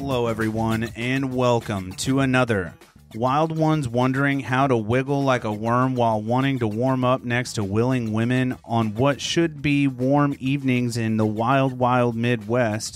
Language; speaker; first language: English; native; English